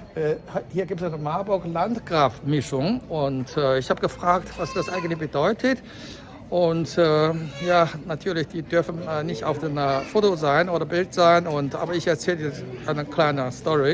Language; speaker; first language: German; non-native, fluent; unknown